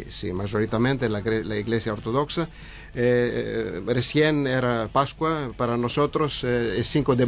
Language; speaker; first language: Spanish; non-native, learner; Greek